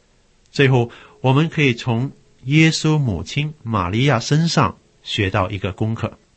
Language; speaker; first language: Chinese; native; Chinese